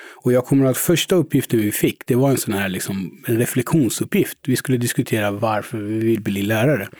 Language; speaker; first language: Swedish; early bilingual, other home language; Persian